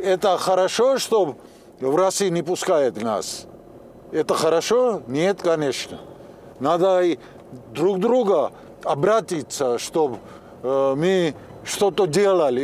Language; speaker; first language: Russian; non-native, local second language; Georgian